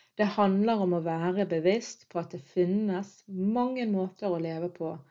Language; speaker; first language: Norwegian; early bilingual, other home language; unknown